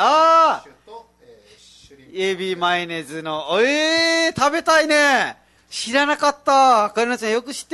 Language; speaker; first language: Japanese; non-native, fluent; Nepali